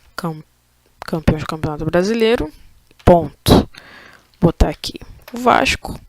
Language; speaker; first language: Portuguese; native; Portuguese